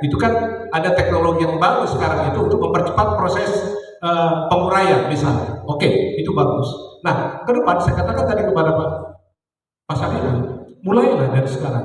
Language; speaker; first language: Indonesian; native; Indonesian